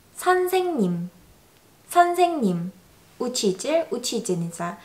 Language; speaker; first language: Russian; non-native, fluent; Korean